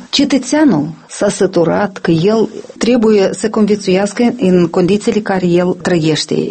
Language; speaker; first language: Romanian; non-native, local second language; Russian